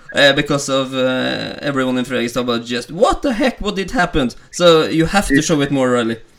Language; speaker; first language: English; non-native, learner; Norwegian